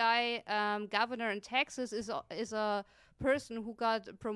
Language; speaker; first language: English; non-native, fluent; German